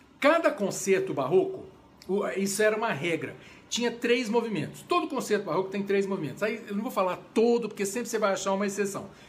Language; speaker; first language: Portuguese; native; Portuguese